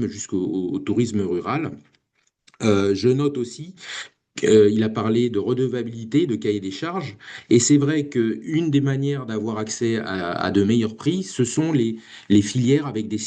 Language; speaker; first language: French; native; French